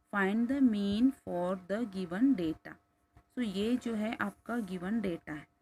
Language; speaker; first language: Hindi; non-native, local second language; Kannada